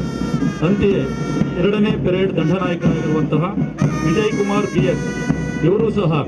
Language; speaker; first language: Kannada; native; Kannada